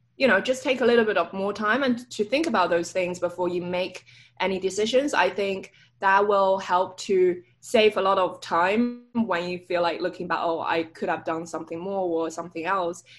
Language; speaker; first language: English; native; English